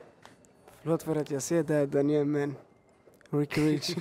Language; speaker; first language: Swedish; early bilingual, other home language; Albanian